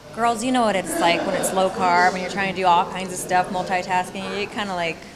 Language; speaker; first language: English; native; English